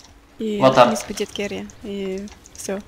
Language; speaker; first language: Russian; non-native, learner; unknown